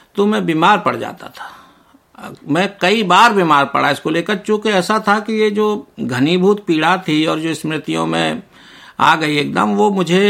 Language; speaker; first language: Hindi; native; Hindi